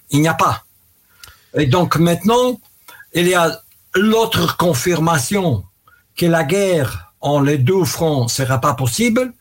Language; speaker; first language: French; non-native, fluent; Russian